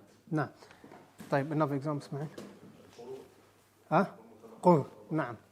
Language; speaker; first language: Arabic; non-native, fluent; English